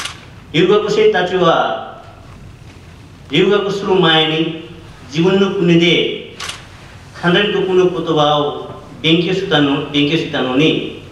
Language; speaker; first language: Japanese; non-native, learner; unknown